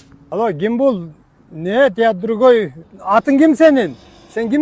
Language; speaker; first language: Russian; non-native, learner; Kyrgyz